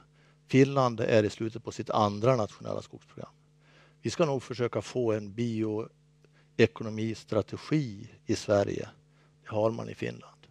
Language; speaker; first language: Swedish; native; Swedish